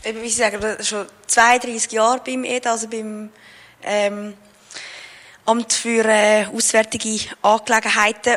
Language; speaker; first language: German; native; German